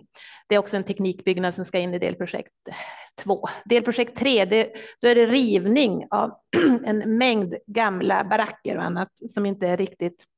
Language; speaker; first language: Swedish; native; Swedish